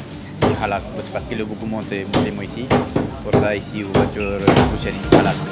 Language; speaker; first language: French; non-native, learner; Tamil